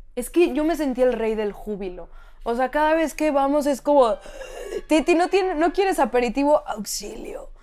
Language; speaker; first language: Spanish; native; Spanish